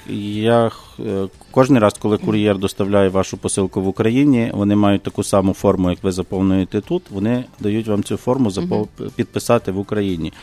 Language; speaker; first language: Ukrainian; native; Ukrainian